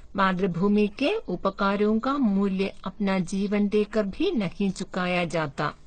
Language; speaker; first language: Hindi; non-native, local second language; Malayalam